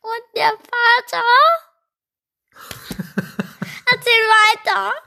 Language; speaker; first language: German; non-native, learner; Spanish